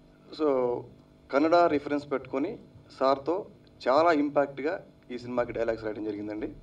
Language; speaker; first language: Telugu; native; Telugu